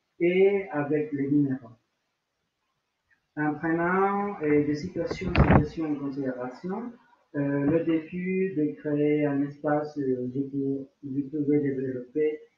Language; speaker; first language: French; non-native, learner; Spanish